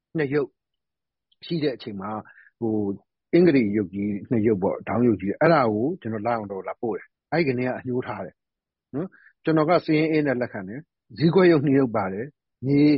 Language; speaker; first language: Burmese; native; Burmese